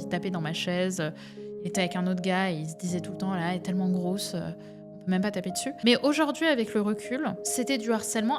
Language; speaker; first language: French; native; French